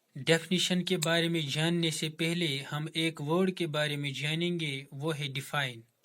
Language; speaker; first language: Urdu; non-native, local second language; Kashmiri